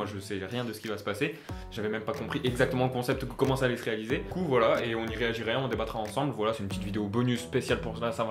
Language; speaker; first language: French; native; French